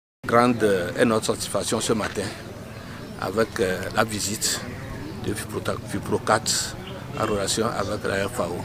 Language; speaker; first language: French; non-native, local second language; Ewe